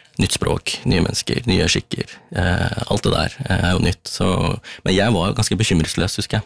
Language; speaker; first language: Norwegian; early bilingual, other home language; Tamil